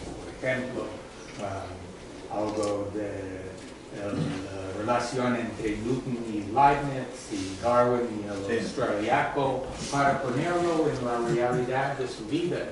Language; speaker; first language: Spanish; non-native, learner; English